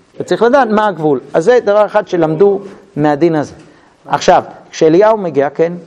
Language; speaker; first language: Hebrew; non-native, fluent; English